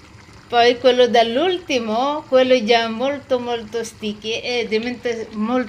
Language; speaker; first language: Italian; non-native, learner; Filipino